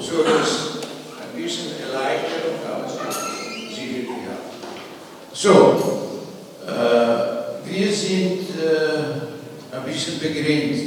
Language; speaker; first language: German; non-native, fluent; Slovenian